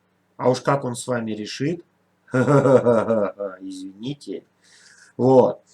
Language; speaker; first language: Russian; native; Russian